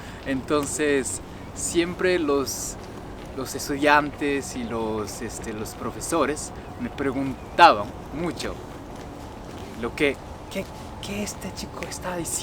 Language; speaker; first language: Spanish; non-native, fluent; Japanese